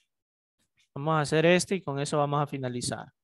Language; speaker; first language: Spanish; native; Spanish